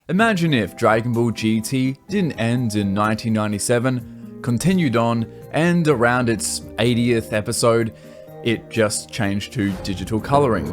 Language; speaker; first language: English; native; English